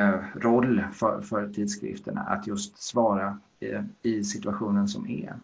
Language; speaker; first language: Swedish; native; Swedish